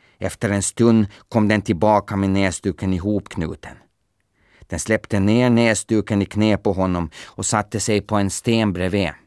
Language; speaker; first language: Swedish; native; Swedish